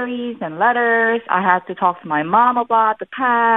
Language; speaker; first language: English; non-native, fluent; Korean